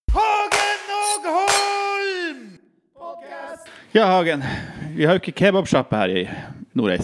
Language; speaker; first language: Norwegian; native; Norwegian